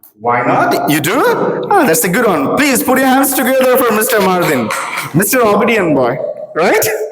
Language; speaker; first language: English; non-native, local second language; Bangla